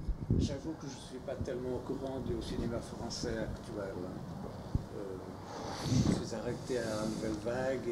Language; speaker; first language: French; non-native, fluent; Portuguese